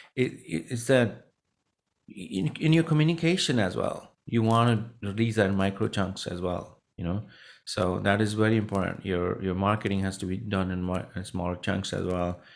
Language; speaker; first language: English; non-native, local second language; Punjabi